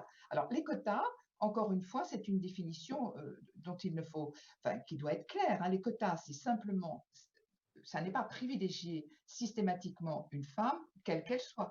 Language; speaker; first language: French; native; French